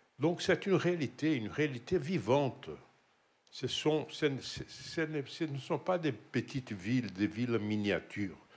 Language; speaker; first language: French; non-native, fluent; Portuguese